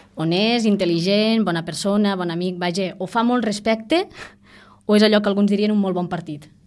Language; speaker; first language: Catalan; native; Catalan